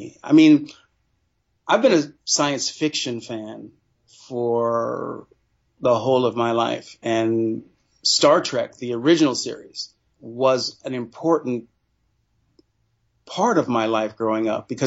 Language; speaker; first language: English; native; English